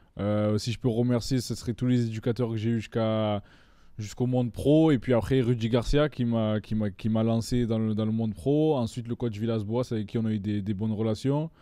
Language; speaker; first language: French; native; French